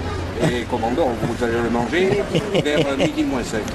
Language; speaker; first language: French; native; French